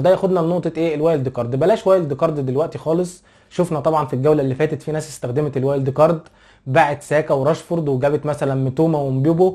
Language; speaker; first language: Arabic; native; Arabic